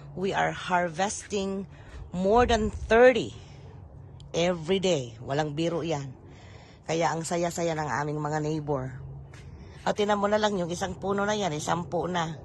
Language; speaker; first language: Filipino; non-native, local second language; Iloko